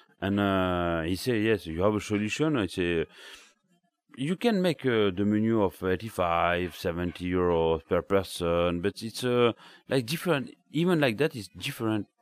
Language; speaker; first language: English; non-native, learner; French